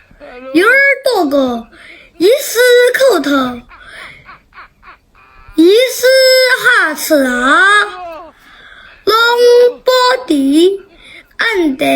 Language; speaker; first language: English; non-native, learner; Chinese